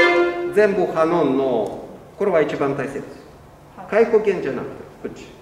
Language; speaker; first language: Japanese; non-native, learner; Russian